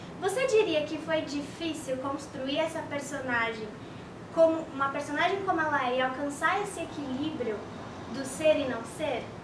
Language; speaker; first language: Portuguese; native; Portuguese